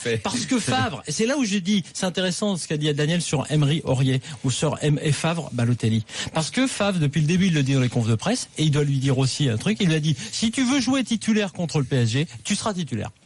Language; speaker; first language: French; native; French